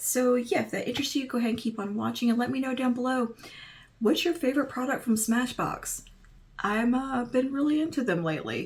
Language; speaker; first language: English; native; English